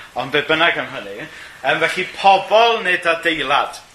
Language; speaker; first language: Welsh; native; Welsh